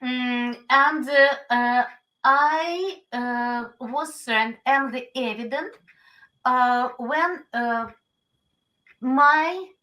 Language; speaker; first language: English; non-native, learner; Ukrainian